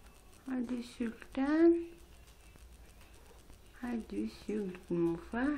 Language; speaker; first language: Norwegian; native; Norwegian